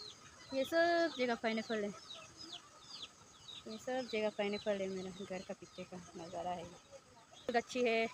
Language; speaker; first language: Hindi; non-native, local second language; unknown